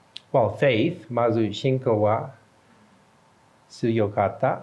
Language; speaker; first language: Japanese; non-native, fluent; English